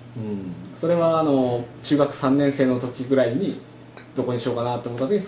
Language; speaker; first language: Japanese; native; Japanese